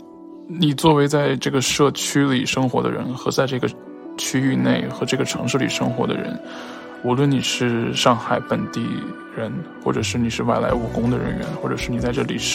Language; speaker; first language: Chinese; native; Chinese